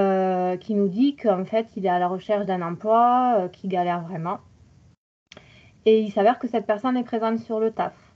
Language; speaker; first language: French; native; French